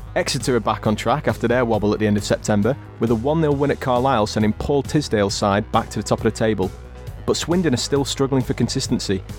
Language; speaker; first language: English; native; English